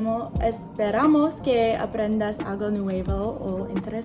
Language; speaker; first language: Spanish; non-native, learner; English